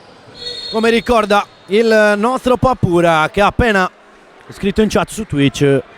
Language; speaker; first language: Italian; native; Italian